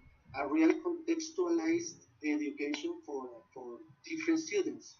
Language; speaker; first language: English; non-native, learner; Spanish